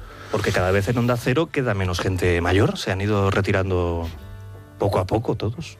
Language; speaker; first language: Spanish; native; Spanish